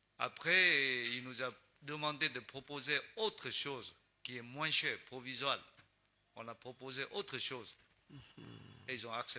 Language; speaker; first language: French; non-native, learner; Chinese